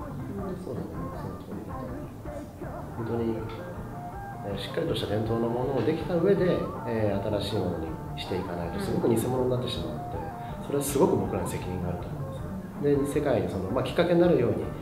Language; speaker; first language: Japanese; native; Japanese